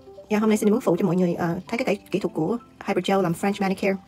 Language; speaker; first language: Vietnamese; early bilingual, heritage; Vietnamese